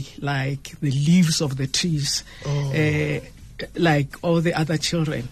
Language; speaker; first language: English; non-native, local second language; Northern Sotho